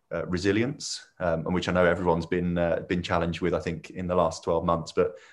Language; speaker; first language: English; native; English